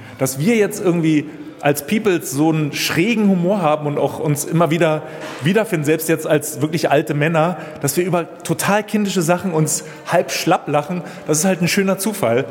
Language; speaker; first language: German; native; German